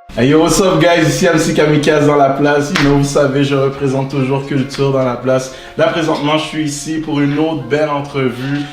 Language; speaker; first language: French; native; French